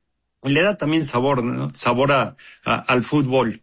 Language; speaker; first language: Spanish; native; Spanish